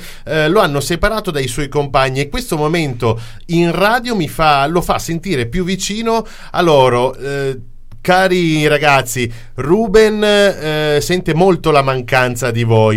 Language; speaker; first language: Italian; native; Italian